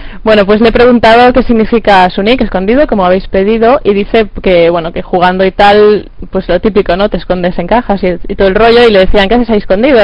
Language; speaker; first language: Spanish; native; Spanish